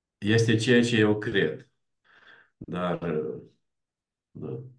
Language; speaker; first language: Romanian; non-native, learner; Ukrainian